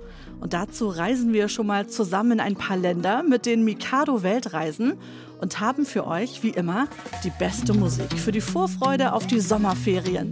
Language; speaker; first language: German; native; German